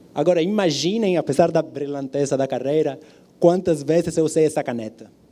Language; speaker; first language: Portuguese; non-native, fluent; Italian